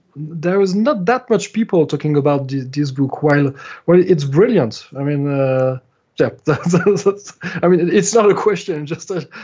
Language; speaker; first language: English; non-native, fluent; French